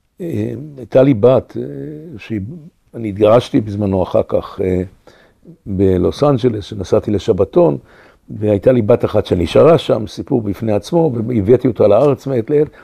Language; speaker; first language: Hebrew; native; Hebrew